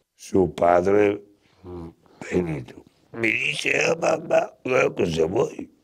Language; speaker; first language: Italian; native; Italian